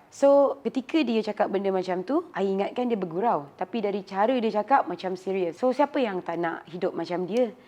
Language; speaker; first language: Malay; native; Malay